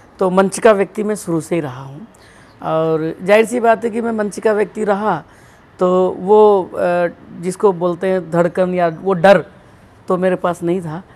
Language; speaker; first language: Hindi; native; Hindi